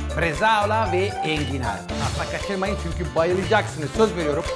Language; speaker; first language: Turkish; non-native, learner; Italian